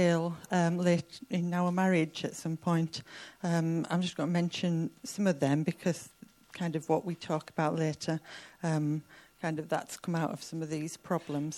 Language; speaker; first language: English; native; English